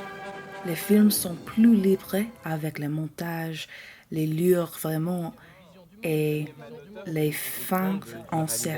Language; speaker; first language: French; non-native, learner; English